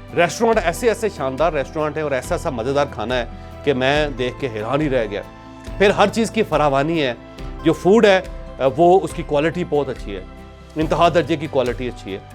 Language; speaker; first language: Urdu; non-native, local second language; Punjabi